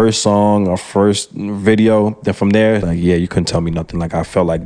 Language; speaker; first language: English; early bilingual, other home language; French